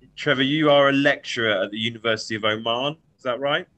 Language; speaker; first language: English; native; English